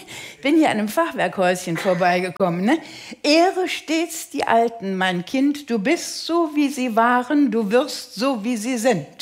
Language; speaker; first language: German; native; German